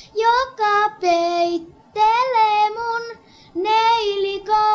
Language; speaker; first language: Finnish; native; Finnish